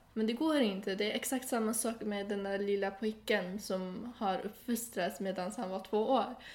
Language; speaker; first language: Swedish; non-native, fluent; Persian